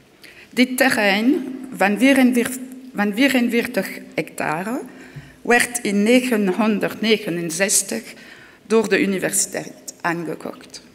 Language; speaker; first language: Dutch; non-native, local second language; French